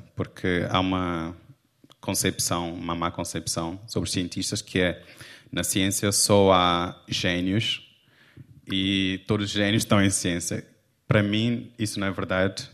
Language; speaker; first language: Portuguese; non-native, local second language; Kabuverdianu